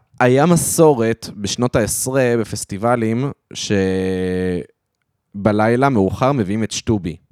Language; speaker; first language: Hebrew; early bilingual, other home language; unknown